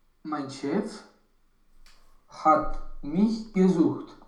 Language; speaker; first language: German; non-native, learner; Romanian